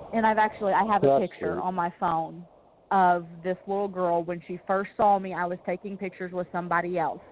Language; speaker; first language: English; native; English